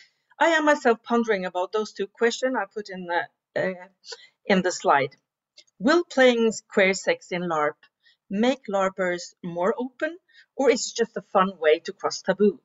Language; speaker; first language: English; non-native, fluent; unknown